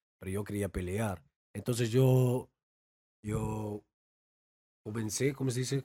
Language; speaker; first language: Spanish; non-native, learner; Dutch